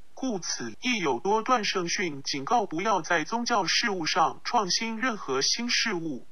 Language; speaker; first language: Chinese; non-native, local second language; Cantonese